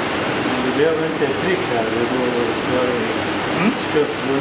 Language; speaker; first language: Swedish; non-native, learner; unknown